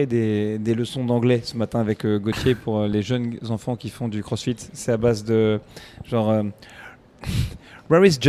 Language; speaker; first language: French; native; French